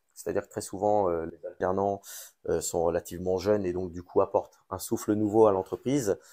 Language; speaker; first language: French; native; French